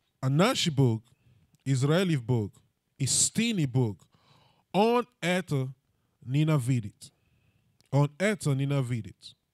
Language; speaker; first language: Russian; non-native, learner; English